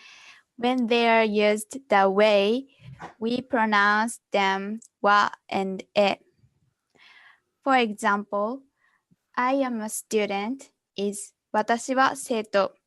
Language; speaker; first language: English; non-native, fluent; Japanese